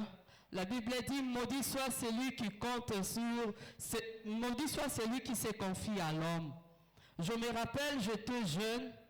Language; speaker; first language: French; non-native, local second language; Lingala